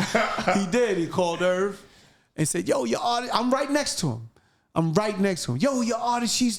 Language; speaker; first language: English; native; English